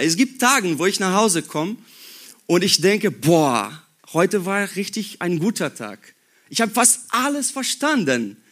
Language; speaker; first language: German; non-native, learner; Portuguese